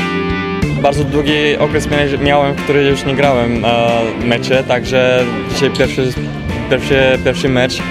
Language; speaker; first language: Polish; non-native, fluent; Bulgarian